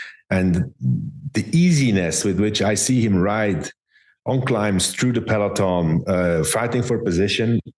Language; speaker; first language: English; non-native, fluent; Dutch